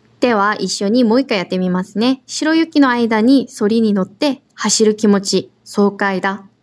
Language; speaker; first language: Japanese; non-native, fluent; Korean